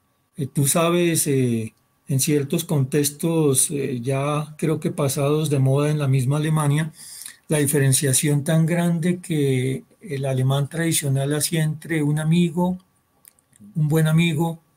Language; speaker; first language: Spanish; native; Spanish